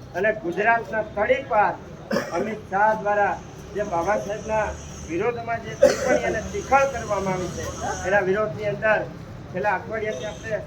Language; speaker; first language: Gujarati; native; Gujarati